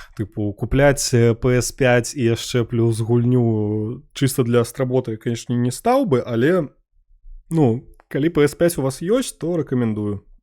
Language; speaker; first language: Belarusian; non-native, local second language; Russian